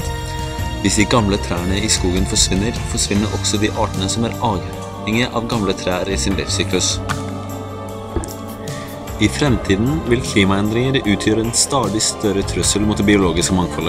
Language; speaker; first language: Norwegian; native; Norwegian